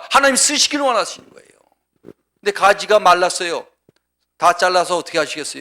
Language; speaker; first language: Korean; native; Korean